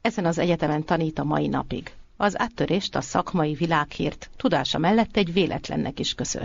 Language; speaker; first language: Hungarian; native; Hungarian